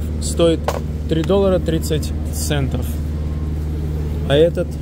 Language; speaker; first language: Russian; native; Russian